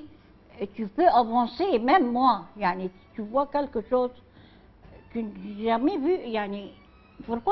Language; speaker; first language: French; non-native, learner; Arabic